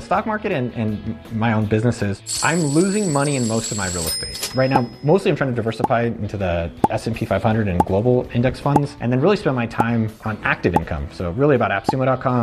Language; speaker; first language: English; native; English